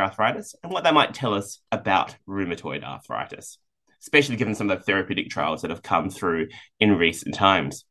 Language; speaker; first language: English; native; English